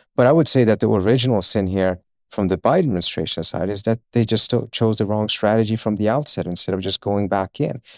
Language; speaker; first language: English; early bilingual, other home language; Persian